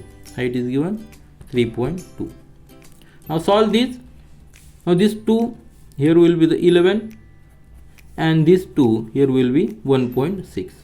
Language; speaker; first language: English; non-native, local second language; Marathi